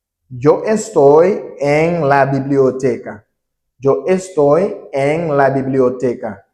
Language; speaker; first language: Spanish; non-native, learner; Haitian Creole